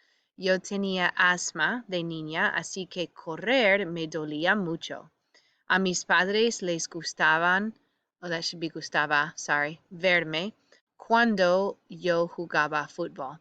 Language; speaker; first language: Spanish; non-native, fluent; English